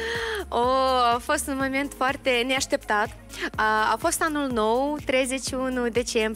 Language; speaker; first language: Romanian; non-native, local second language; Russian